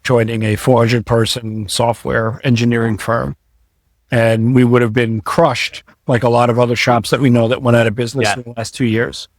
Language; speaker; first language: English; native; English